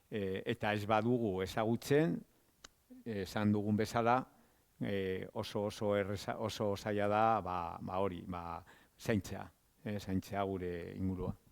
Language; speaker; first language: Basque; non-native, local second language; Spanish